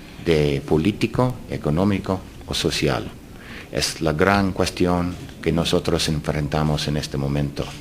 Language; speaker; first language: Spanish; non-native, fluent; English